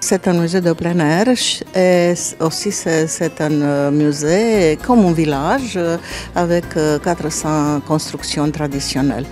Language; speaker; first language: French; non-native, fluent; Romanian